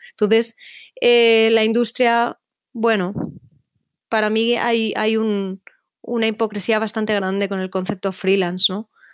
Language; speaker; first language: Spanish; native; Spanish